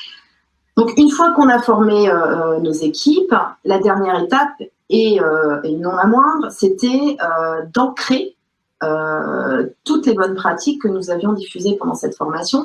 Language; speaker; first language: French; native; French